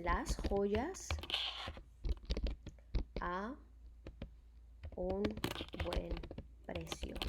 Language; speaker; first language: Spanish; non-native, fluent; English